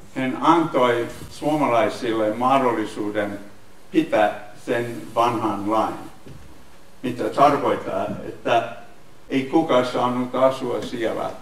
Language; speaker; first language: Finnish; non-native, fluent; English